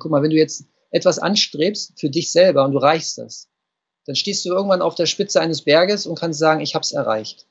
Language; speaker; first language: German; native; German